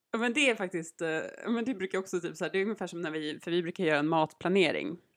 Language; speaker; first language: Swedish; native; Swedish